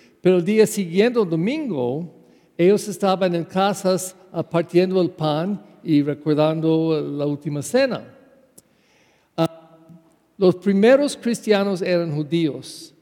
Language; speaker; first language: Spanish; non-native, fluent; English